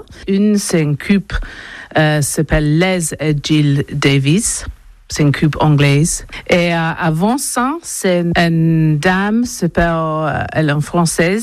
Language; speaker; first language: French; non-native, learner; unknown